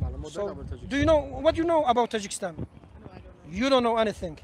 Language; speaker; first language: English; non-native, learner; Tajik